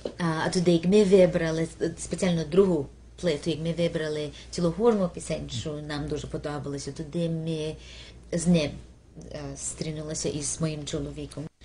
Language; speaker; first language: Ukrainian; early bilingual, heritage; Ukrainian